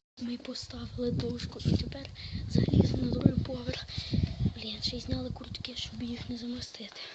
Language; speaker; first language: Ukrainian; native; Ukrainian